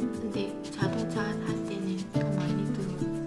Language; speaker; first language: Korean; non-native, learner; Vietnamese